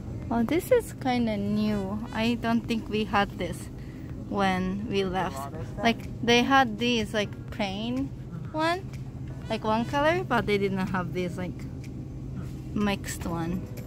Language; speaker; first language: English; non-native, fluent; Japanese